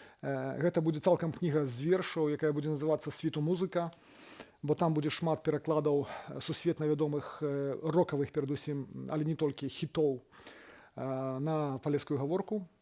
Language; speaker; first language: Belarusian; native; Belarusian